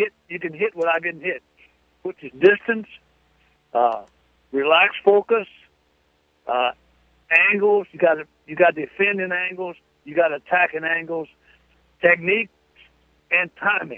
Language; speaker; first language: English; native; English